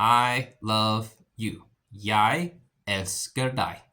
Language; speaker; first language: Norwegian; non-native, learner; English